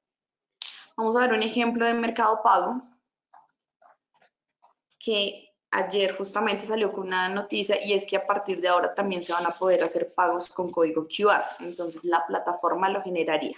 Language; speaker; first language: Spanish; native; Spanish